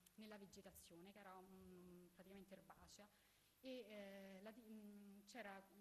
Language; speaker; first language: Italian; native; Italian